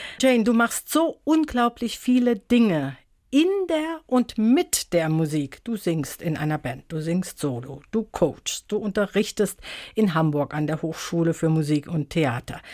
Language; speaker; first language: German; native; German